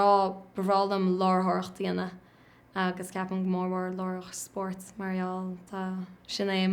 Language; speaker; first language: Irish; native; Irish